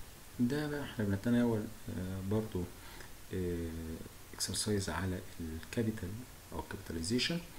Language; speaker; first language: Arabic; native; Arabic